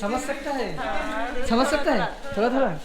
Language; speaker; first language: Hindi; non-native, learner; Bangla